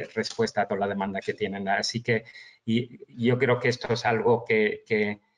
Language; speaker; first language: Spanish; early bilingual, heritage; Spanish